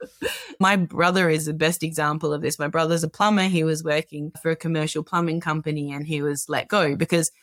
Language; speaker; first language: English; native; English